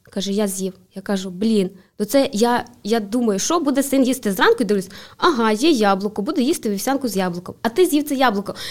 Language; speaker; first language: Ukrainian; native; Ukrainian